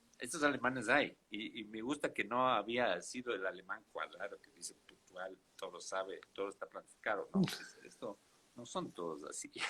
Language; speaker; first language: Spanish; non-native, fluent; German